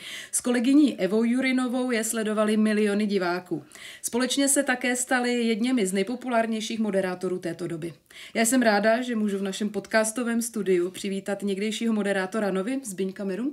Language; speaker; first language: Czech; native; Czech